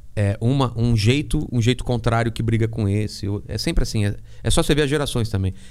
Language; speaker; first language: Portuguese; native; Portuguese